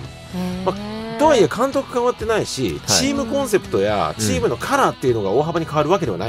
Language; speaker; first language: Japanese; native; Japanese